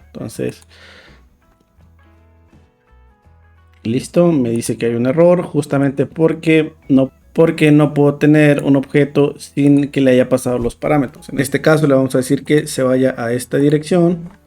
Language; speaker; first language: Spanish; native; Spanish